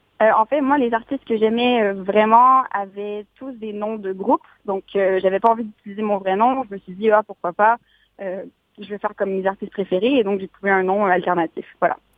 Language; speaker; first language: French; native; French